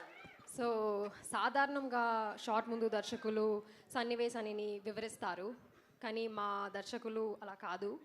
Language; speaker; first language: Telugu; non-native, learner; English